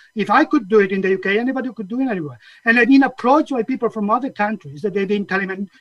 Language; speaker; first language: English; non-native, fluent; Catalan